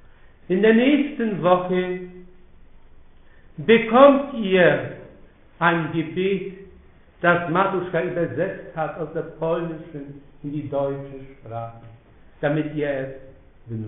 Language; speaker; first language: German; non-native, fluent; Polish